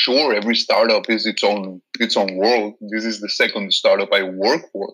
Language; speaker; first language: English; non-native, fluent; Catalan